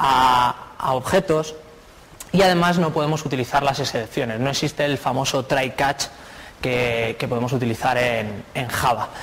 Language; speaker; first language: Spanish; native; Spanish